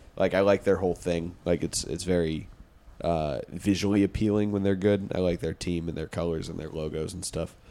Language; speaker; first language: English; native; English